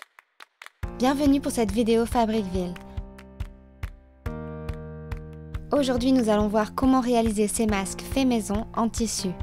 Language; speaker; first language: French; native; French